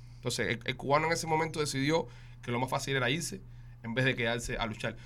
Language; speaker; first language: Spanish; native; Spanish